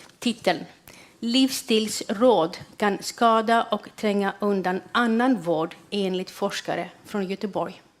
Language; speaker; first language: Swedish; non-native, fluent; Greek